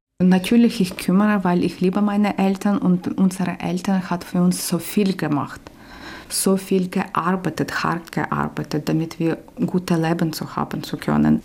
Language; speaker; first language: German; non-native, learner; Ukrainian